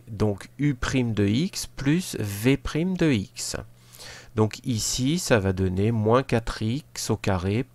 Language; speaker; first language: French; native; French